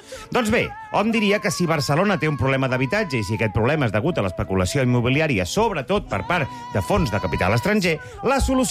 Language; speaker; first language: Catalan; native; Catalan